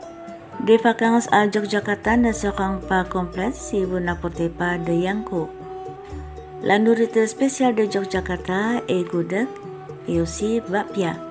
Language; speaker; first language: French; non-native, fluent; Indonesian